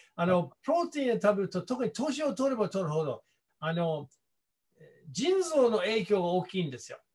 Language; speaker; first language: Japanese; non-native, fluent; English